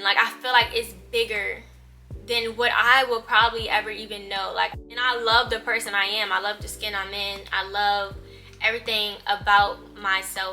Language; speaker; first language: English; native; English